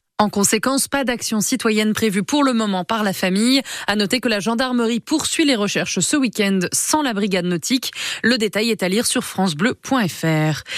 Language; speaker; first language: French; native; French